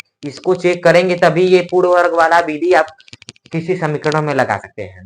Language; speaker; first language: Hindi; native; Hindi